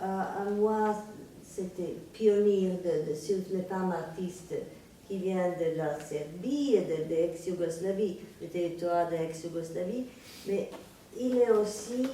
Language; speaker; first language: French; non-native, fluent; Serbian